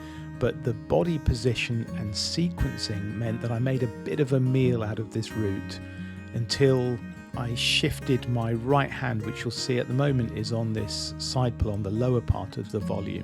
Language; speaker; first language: English; native; English